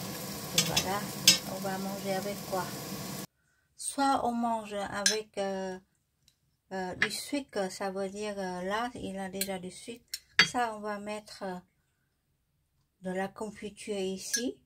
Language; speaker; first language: French; non-native, fluent; Vietnamese